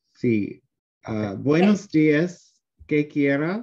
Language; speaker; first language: Spanish; non-native, learner; English